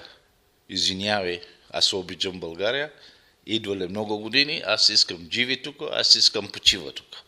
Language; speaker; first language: Bulgarian; non-native, local second language; Arabic